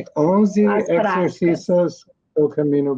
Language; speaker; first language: Portuguese; non-native, learner; English